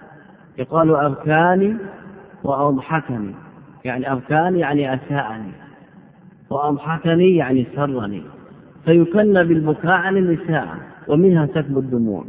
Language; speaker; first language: Arabic; native; Arabic